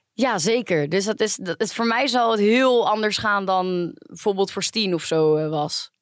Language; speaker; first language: Dutch; early bilingual, other home language; Greek